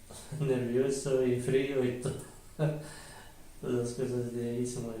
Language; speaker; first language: Spanish; early bilingual, other home language; Arabic